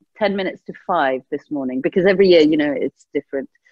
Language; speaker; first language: English; early bilingual, other home language; Persian